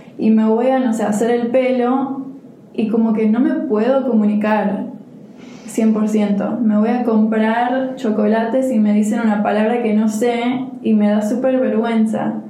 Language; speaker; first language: Spanish; early bilingual, heritage; Spanish